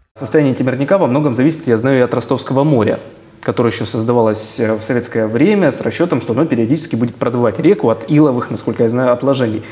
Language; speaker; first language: Russian; native; Russian